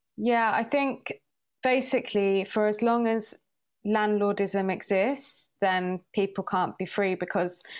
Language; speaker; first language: English; early bilingual, other home language; Swahili